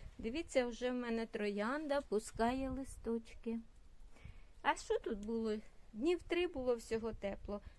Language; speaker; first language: Ukrainian; non-native, local second language; Russian